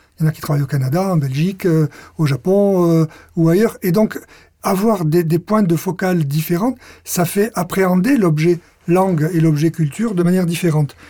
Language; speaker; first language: French; native; French